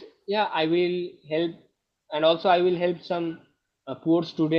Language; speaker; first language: English; non-native, local second language; Bangla